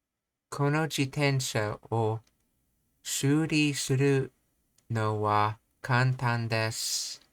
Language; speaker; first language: Japanese; non-native, learner; English